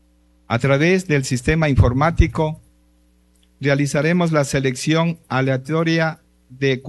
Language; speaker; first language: Spanish; native; Spanish